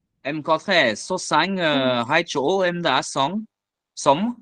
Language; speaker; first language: Vietnamese; non-native, learner; French